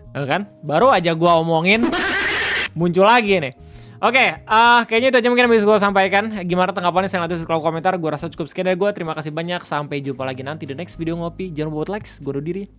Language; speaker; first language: Indonesian; native; Indonesian